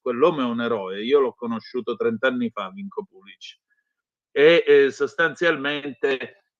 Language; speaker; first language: Italian; native; Italian